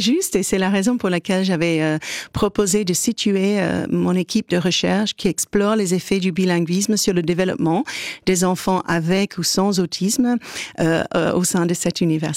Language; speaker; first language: French; native; French